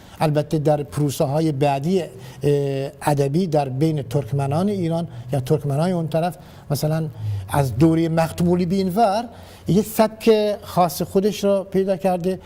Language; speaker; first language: Persian; non-native, local second language; Turkmen